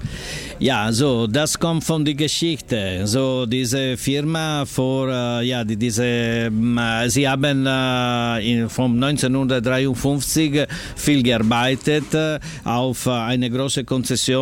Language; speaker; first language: German; non-native, learner; Italian